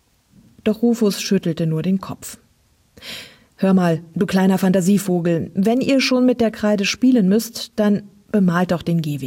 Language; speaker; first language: German; native; German